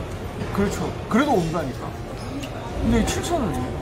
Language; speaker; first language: Korean; native; Korean